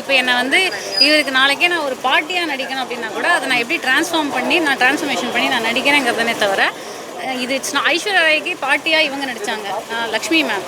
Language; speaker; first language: Tamil; native; Tamil